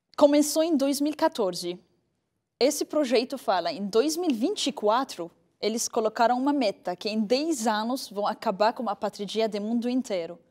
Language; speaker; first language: Portuguese; non-native, fluent; Arabic